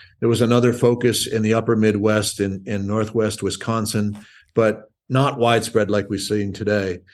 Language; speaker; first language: English; native; English